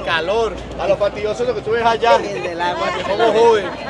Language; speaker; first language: Spanish; native; Spanish